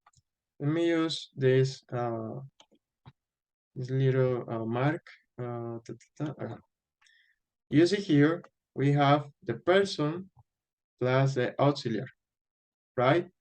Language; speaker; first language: English; non-native, fluent; Spanish